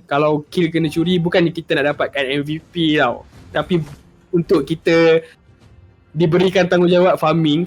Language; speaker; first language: Malay; native; Malay